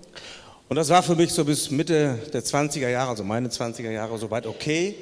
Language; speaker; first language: German; native; German